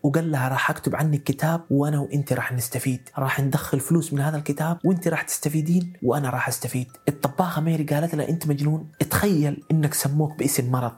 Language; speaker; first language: Arabic; native; Arabic